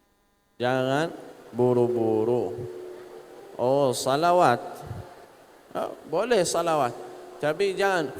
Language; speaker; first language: Indonesian; non-native, learner; Arabic